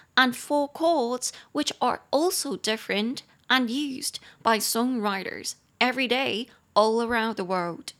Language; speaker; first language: English; non-native, fluent; Chinese